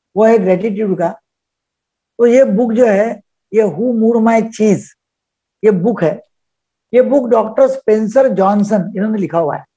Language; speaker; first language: Hindi; non-native, local second language; Marathi